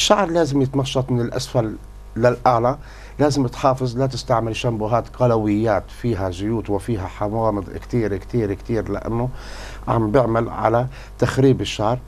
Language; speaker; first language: Arabic; native; Arabic